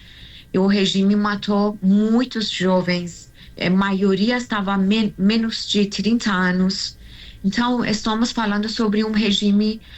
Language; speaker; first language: Portuguese; non-native, learner; Persian